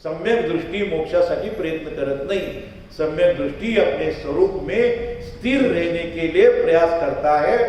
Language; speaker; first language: Hindi; non-native, local second language; Marathi